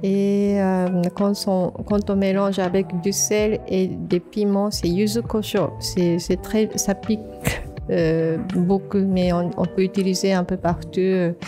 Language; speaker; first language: French; non-native, fluent; Japanese